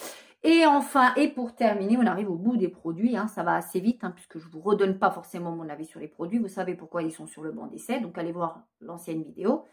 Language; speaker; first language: French; native; French